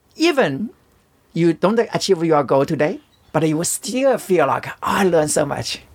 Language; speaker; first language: English; non-native, learner; Chinese